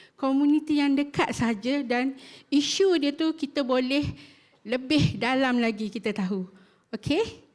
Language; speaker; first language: Malay; native; Malay